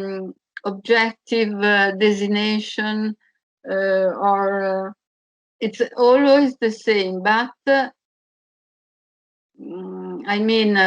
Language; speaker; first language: English; non-native, learner; Italian